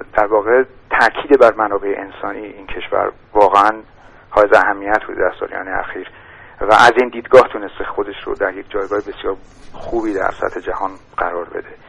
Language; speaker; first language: Persian; native; Persian